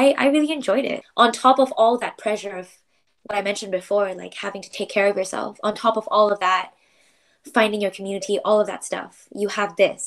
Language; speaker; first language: English; non-native, local second language; Chinese